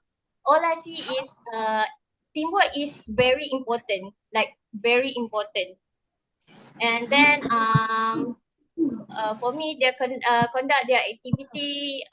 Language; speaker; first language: English; non-native, local second language; Malay